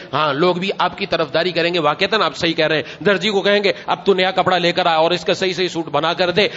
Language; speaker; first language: Urdu; non-native, local second language; Punjabi